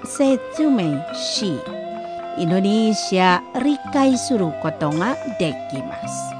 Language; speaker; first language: Japanese; non-native, fluent; Indonesian